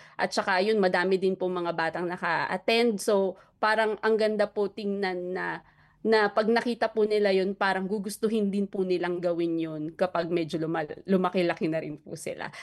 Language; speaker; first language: Filipino; native; Filipino